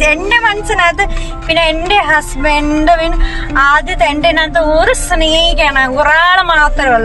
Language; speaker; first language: Malayalam; non-native, local second language; Hindi